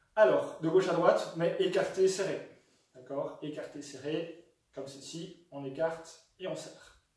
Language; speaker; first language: French; native; French